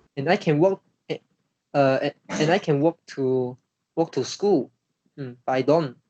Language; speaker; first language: English; non-native, learner; Chinese